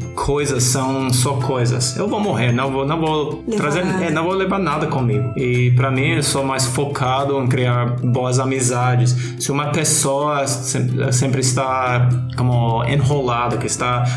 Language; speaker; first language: Portuguese; non-native, fluent; English